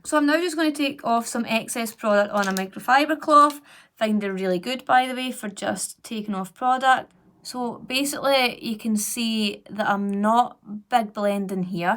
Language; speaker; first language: English; native; English